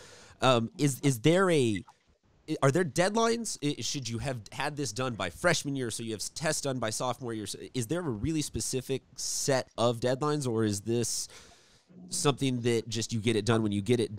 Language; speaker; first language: English; native; English